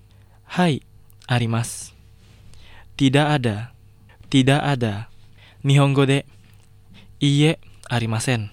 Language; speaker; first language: Japanese; non-native, fluent; Indonesian